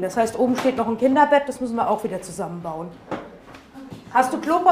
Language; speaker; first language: German; native; German